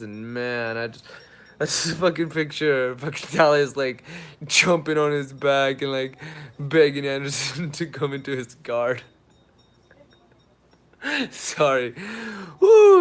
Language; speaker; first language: English; native; English